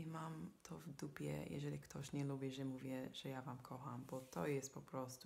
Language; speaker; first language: Polish; non-native, fluent; English